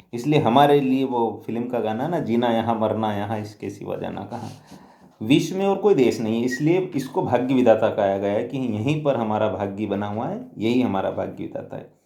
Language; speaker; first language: Hindi; native; Hindi